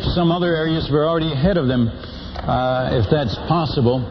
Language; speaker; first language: English; non-native, fluent; Dutch